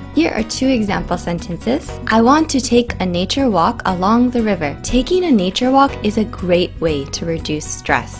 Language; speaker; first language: English; native; English